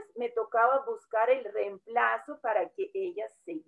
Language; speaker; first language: Spanish; non-native, fluent; Russian